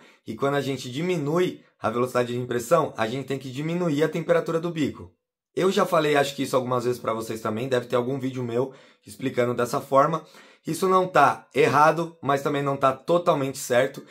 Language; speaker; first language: Portuguese; native; Portuguese